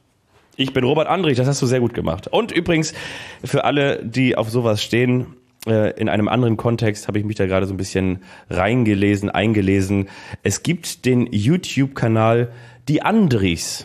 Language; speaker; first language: German; native; German